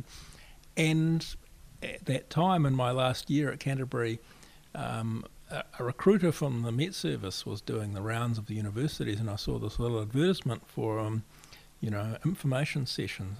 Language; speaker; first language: English; native; English